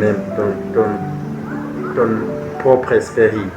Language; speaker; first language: French; non-native, fluent; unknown